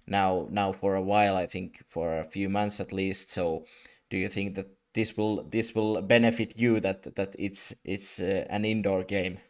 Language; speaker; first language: English; non-native, fluent; Finnish